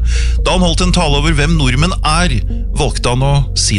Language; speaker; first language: Norwegian; native; Norwegian